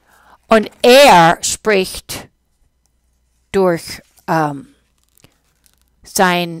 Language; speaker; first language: German; non-native, fluent; English